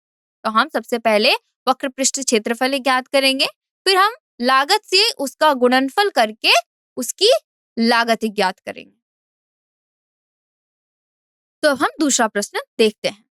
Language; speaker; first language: Hindi; native; Hindi